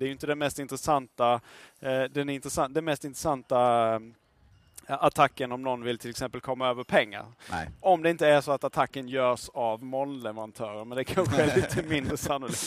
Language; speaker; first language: Swedish; native; Swedish